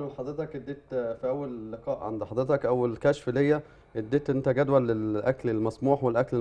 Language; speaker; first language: Arabic; native; Arabic